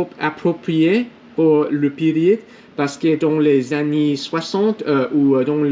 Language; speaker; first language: French; non-native, learner; English